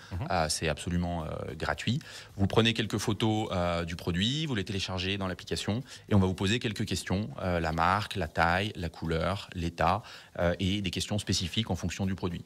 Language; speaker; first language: French; native; French